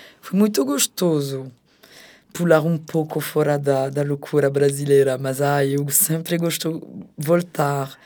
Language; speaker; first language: Portuguese; non-native, fluent; French